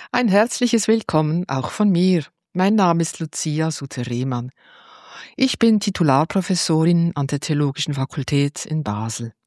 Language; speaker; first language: German; native; German